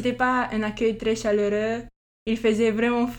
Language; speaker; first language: French; non-native, fluent; Romanian